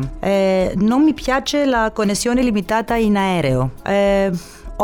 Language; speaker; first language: Italian; non-native, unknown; Greek